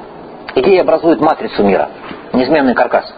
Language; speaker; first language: Russian; native; Russian